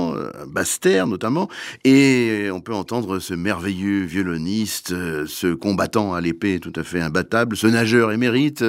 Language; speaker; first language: French; native; French